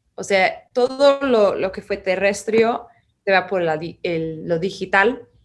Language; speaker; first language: Spanish; non-native, learner; English